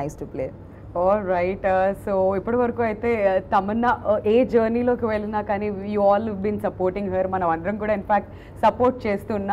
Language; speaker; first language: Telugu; native; Telugu